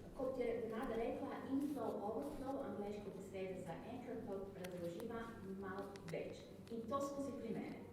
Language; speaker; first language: Slovenian; non-native, fluent; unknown